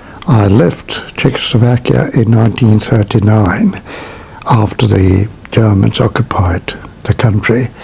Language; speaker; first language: English; non-native, fluent; Czech